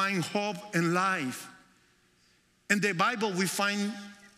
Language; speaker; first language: English; non-native, fluent; Spanish